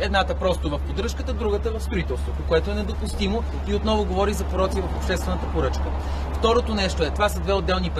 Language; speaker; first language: Bulgarian; native; Bulgarian